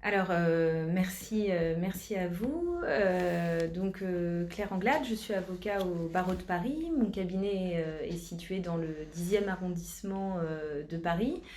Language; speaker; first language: French; native; French